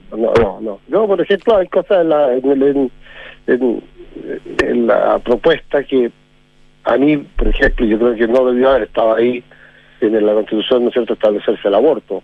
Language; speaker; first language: Spanish; native; Spanish